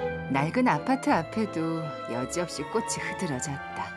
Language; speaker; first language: Korean; native; Korean